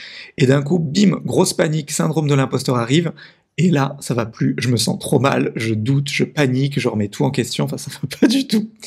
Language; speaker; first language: French; native; French